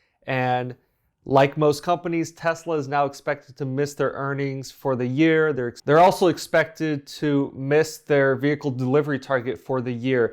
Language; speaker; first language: English; native; English